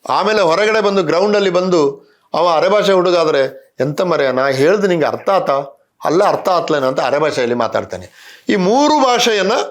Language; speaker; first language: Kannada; non-native, local second language; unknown